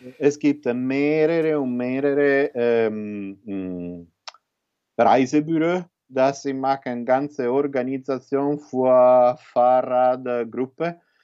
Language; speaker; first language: German; non-native, fluent; Italian